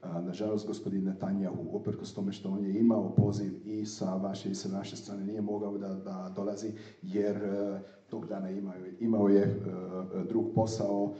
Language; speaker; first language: Serbian; non-native, fluent; Hungarian